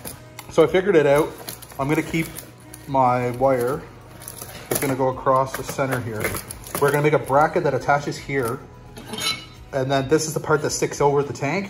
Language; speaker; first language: English; native; English